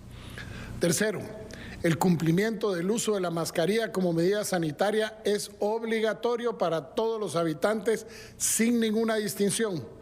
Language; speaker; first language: Spanish; native; Spanish